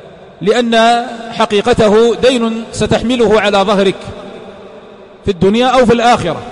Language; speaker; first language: Arabic; native; Arabic